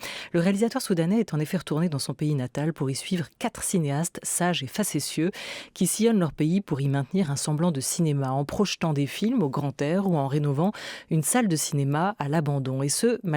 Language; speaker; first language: French; native; French